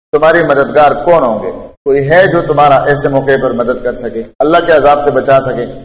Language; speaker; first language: Urdu; non-native, local second language; Pashto